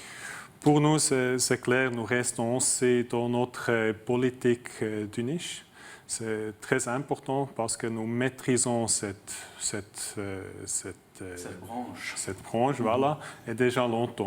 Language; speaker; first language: French; non-native, learner; German